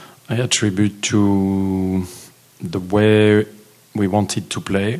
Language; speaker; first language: English; non-native, fluent; French